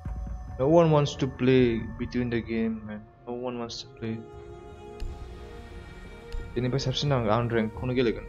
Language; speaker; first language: English; non-native, learner; Bodo